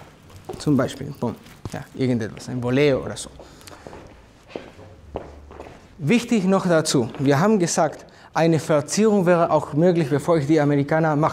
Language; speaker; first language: German; non-native, fluent; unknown